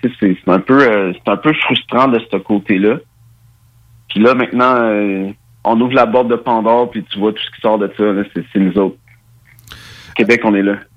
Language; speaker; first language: French; early bilingual, other home language; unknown